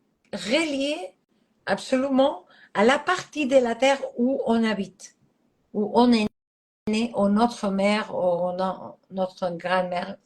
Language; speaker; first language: French; non-native, fluent; Catalan